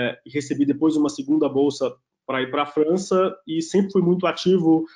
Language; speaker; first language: Portuguese; native; Portuguese